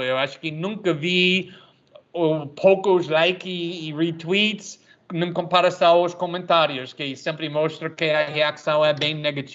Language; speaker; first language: Portuguese; non-native, fluent; English